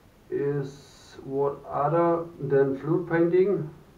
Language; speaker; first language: English; non-native, learner; German